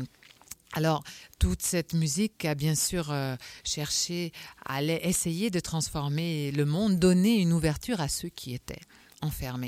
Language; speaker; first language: French; native; French